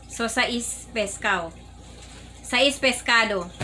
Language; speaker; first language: Spanish; non-native, learner; Filipino